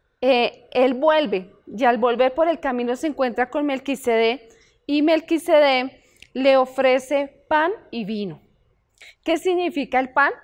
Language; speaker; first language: Spanish; native; Spanish